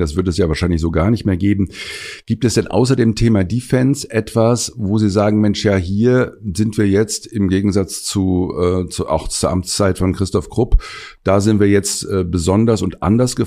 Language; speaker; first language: German; native; German